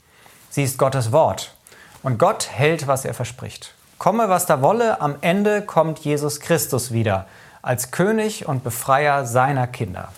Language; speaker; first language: German; native; German